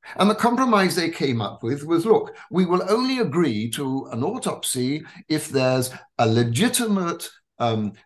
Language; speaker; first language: English; native; English